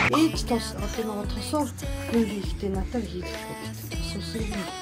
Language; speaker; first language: Mongolian; non-native, fluent; Japanese